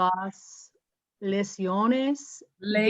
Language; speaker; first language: Spanish; non-native, learner; English